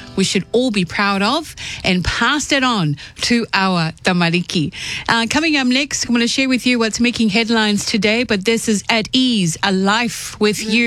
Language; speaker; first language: English; non-native, local second language; Tongan